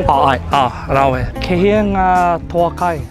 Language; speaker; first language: Māori; non-native, local second language; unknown